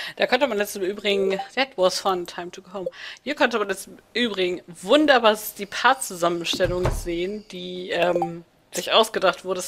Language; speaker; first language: German; native; German